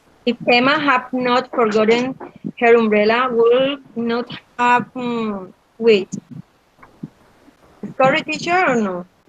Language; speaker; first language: English; non-native, learner; Spanish